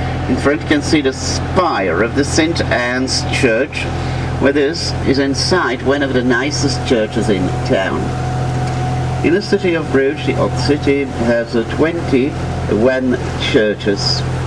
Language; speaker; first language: English; non-native, fluent; Dutch